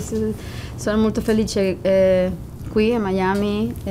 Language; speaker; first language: Italian; non-native, learner; Spanish